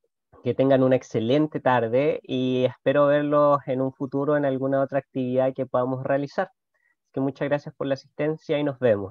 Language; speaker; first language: Spanish; native; Spanish